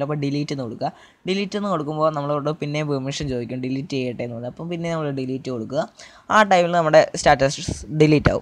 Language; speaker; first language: Malayalam; native; Malayalam